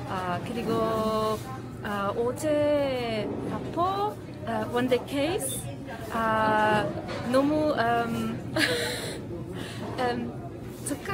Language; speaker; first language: Korean; non-native, learner; German